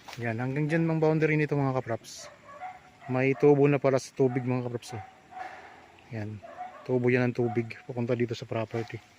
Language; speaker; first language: Filipino; non-native, local second language; Cebuano